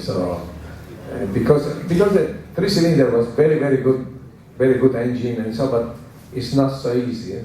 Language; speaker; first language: English; non-native, learner; Italian